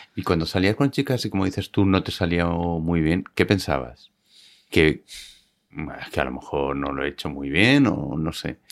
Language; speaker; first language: Spanish; native; Spanish